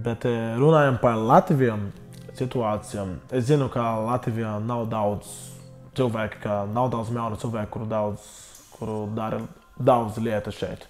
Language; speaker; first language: Latvian; non-native, learner; Portuguese